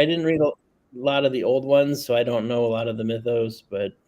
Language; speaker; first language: English; native; English